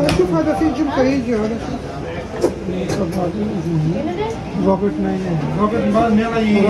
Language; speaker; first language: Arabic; non-native, learner; Bangla